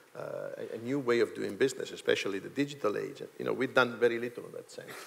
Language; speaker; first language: English; non-native, fluent; Italian